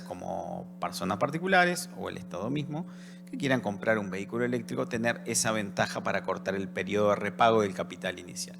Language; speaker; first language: Spanish; native; Spanish